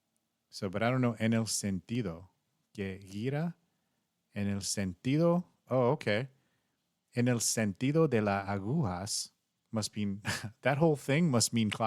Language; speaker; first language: Spanish; non-native, learner; English